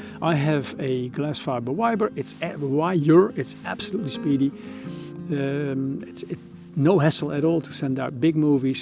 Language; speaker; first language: English; non-native, fluent; Dutch